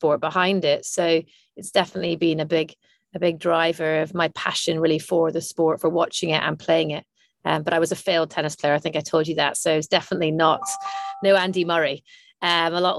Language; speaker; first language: English; native; English